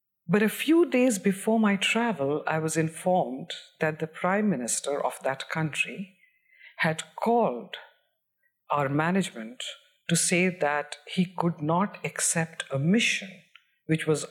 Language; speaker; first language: English; non-native, local second language; Hindi